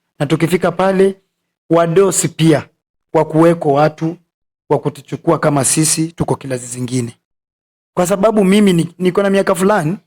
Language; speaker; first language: Swahili; non-native, local second language; Luyia